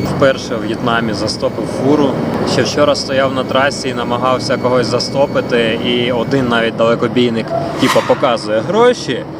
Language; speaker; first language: Ukrainian; non-native, local second language; Russian